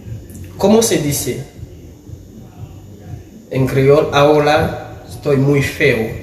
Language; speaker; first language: Spanish; non-native, learner; Haitian Creole